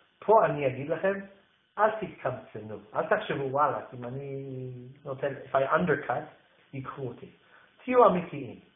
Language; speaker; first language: Hebrew; non-native, fluent; English